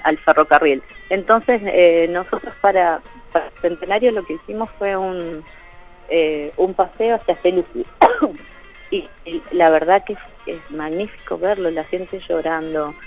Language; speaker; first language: Spanish; native; Spanish